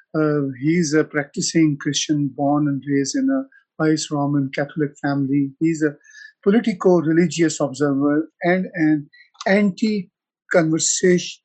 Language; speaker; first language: English; non-native, local second language; Punjabi